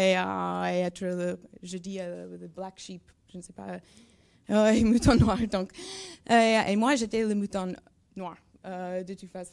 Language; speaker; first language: French; non-native, learner; English